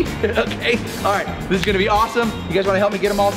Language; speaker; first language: English; native; English